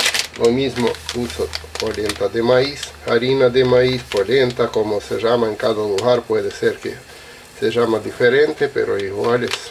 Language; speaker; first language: Spanish; non-native, learner; Russian